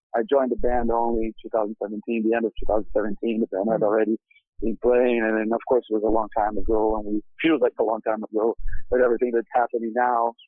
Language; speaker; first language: English; non-native, fluent; Portuguese